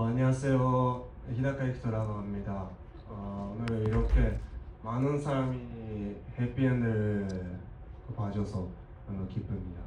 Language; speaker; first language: Korean; non-native, learner; Japanese